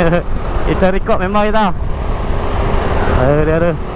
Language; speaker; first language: Malay; native; Malay